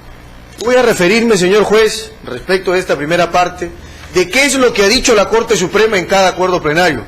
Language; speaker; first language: Spanish; native; Spanish